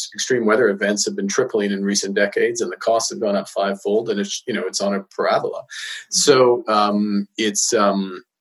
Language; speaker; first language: English; native; English